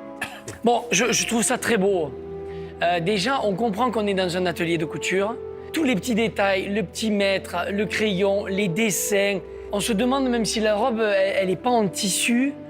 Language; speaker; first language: French; native; French